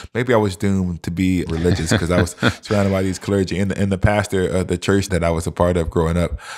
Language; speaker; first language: English; native; English